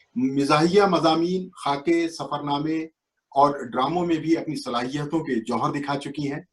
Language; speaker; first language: Urdu; native; Urdu